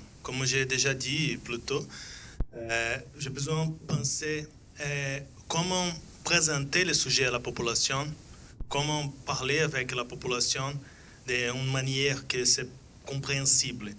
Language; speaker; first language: French; non-native, fluent; Portuguese